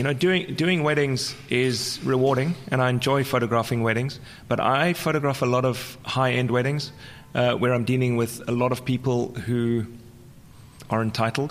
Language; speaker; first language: English; native; English